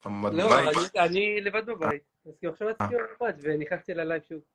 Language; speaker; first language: Hebrew; native; Hebrew